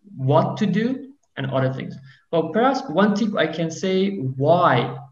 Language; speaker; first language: English; non-native, fluent; Persian